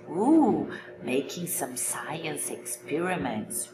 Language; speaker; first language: English; non-native, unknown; Portuguese